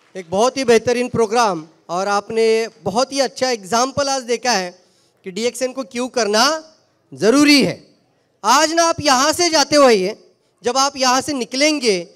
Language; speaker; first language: Hindi; non-native, local second language; Marathi